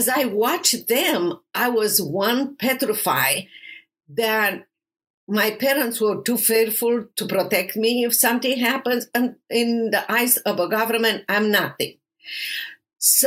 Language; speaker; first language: English; non-native, fluent; Romanian